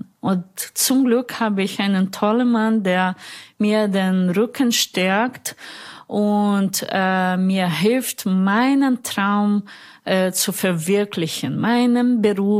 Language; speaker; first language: German; non-native, fluent; Portuguese